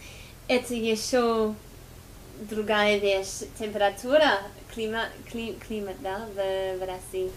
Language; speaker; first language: Russian; non-native, fluent; English